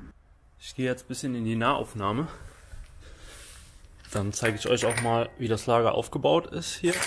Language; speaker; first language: German; native; German